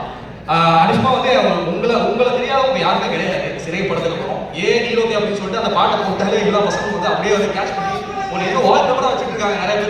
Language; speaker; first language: Tamil; native; Tamil